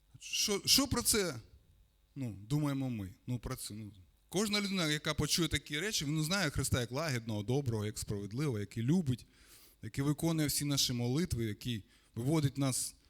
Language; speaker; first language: Ukrainian; non-native, local second language; Russian